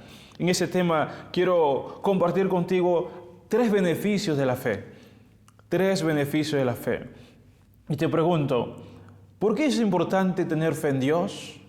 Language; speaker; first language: Spanish; native; Spanish